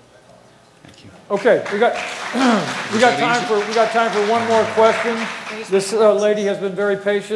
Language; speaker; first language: English; native; English